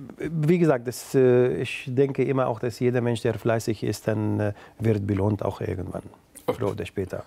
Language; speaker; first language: German; non-native, fluent; Arabic